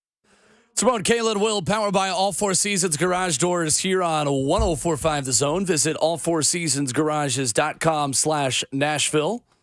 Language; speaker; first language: English; native; English